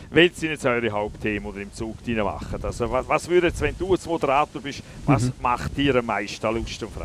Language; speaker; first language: German; native; German